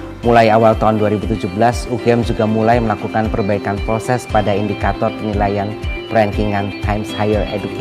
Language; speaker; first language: Indonesian; native; Indonesian